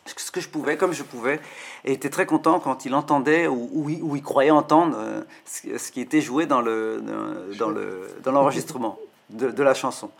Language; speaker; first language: French; native; French